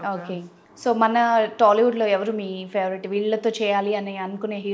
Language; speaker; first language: Telugu; native; Telugu